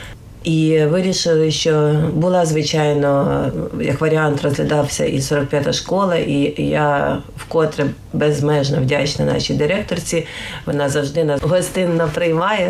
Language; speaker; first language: Ukrainian; native; Ukrainian